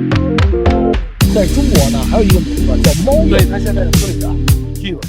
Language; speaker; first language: Chinese; native; Chinese